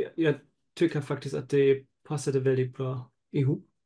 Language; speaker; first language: Swedish; non-native, fluent; German